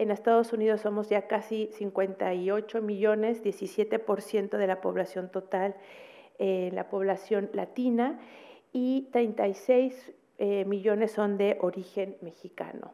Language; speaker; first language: Spanish; native; Spanish